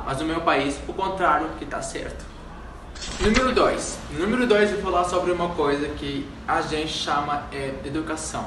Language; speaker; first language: Portuguese; non-native, fluent; Arabic